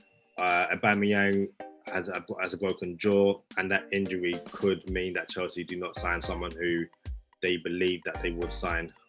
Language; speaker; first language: English; native; English